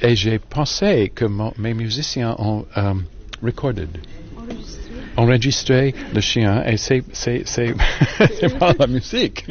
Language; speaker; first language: French; non-native, fluent; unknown